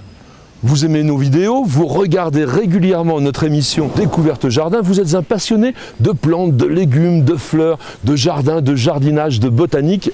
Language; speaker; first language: French; native; French